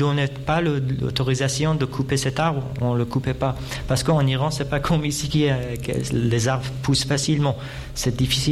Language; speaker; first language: French; non-native, fluent; Persian